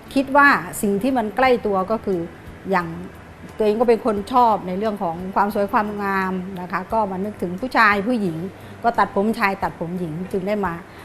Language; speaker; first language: Thai; native; Thai